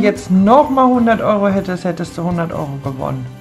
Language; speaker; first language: German; native; German